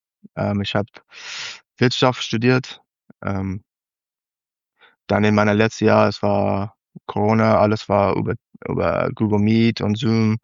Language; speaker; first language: German; non-native, learner; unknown